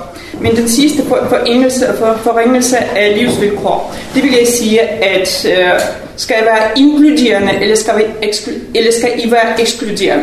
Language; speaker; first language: Danish; non-native, fluent; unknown